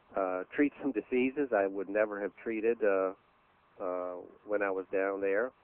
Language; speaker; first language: English; native; English